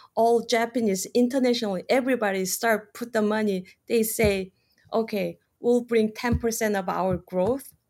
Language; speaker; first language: English; non-native, fluent; Korean